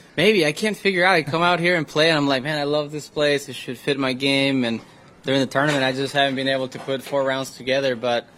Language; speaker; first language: English; non-native, fluent; Spanish